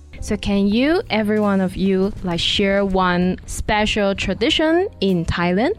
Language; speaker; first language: English; non-native, fluent; Chinese